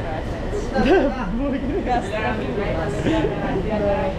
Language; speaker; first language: Russian; native; Russian